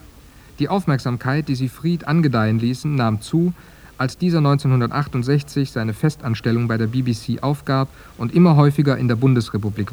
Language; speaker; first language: German; native; German